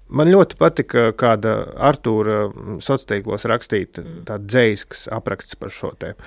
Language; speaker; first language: Latvian; native; Latvian